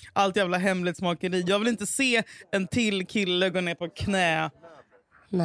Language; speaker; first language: Swedish; native; Swedish